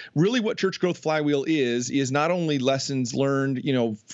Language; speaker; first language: English; native; English